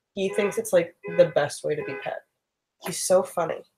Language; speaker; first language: English; native; English